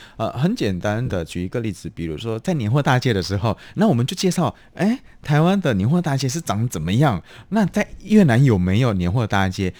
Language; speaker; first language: Chinese; non-native, fluent; Indonesian